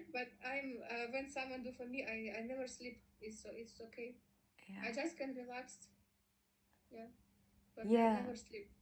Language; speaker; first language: English; non-native, learner; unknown